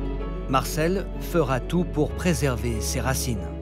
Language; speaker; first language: French; native; French